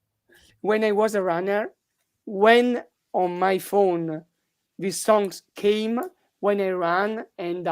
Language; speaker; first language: English; non-native, learner; Italian